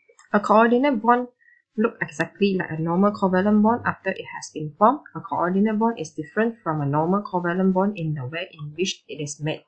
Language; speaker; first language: English; non-native, local second language; Chinese